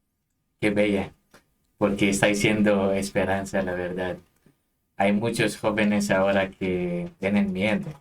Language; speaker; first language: Spanish; non-native, fluent; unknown